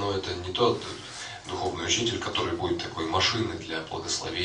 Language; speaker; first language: Russian; native; Russian